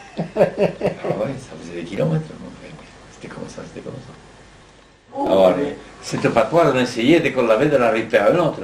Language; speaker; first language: French; non-native, local second language; Occitan